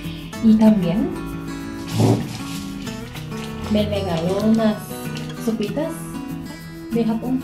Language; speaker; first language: Spanish; non-native, fluent; Japanese